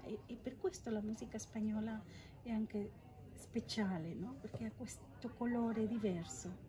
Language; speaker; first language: Italian; non-native, fluent; Catalan